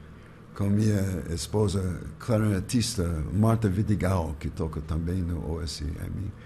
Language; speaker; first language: Portuguese; non-native, fluent; English